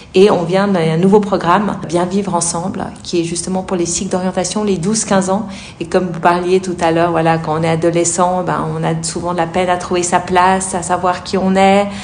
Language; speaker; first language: French; native; French